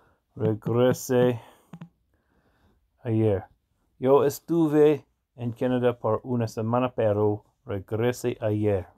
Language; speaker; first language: Spanish; non-native, learner; English